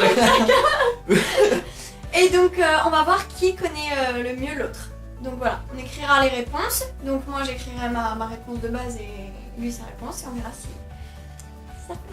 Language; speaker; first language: French; native; French